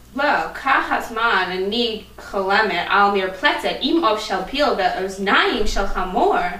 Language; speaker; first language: Hebrew; non-native, learner; English